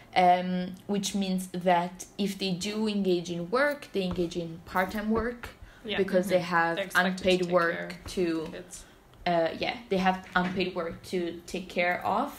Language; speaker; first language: English; non-native, fluent; Italian